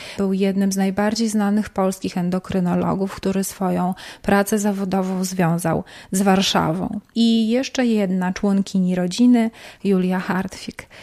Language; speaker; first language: Polish; native; Polish